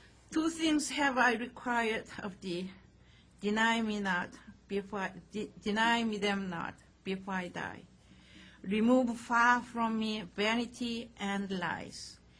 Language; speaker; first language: English; non-native, fluent; Korean